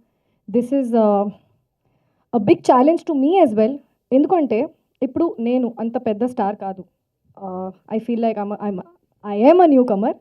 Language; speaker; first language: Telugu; non-native, fluent; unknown